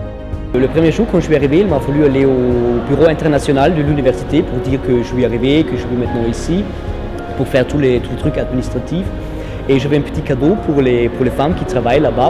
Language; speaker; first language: French; non-native, fluent; German